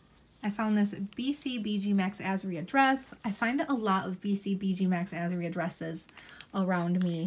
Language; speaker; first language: English; native; English